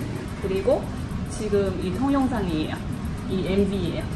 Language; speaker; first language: Korean; non-native, fluent; Vietnamese